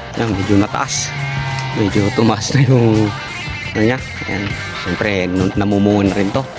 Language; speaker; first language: Filipino; non-native, local second language; Iloko